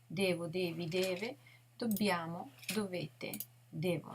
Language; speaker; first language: Italian; non-native, fluent; English